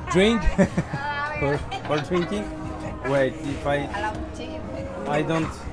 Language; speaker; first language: English; non-native, learner; Polish